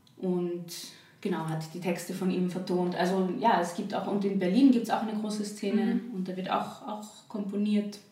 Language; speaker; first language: German; native; German